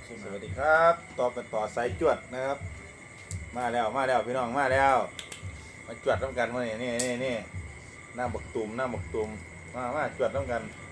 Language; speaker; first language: Thai; native; Thai